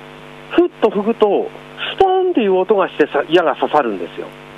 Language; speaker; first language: Japanese; native; Japanese